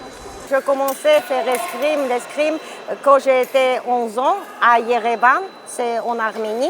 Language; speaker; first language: French; non-native, learner; Armenian